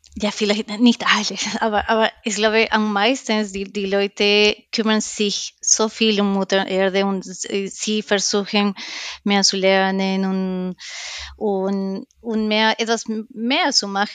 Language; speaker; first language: German; non-native, learner; Spanish